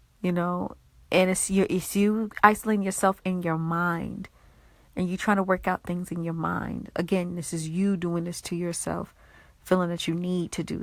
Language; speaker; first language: English; native; English